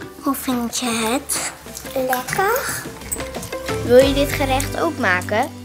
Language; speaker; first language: Dutch; early bilingual, other home language; Hebrew